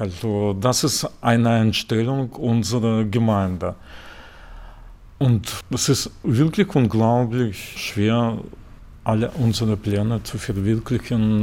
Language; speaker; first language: German; non-native, fluent; Russian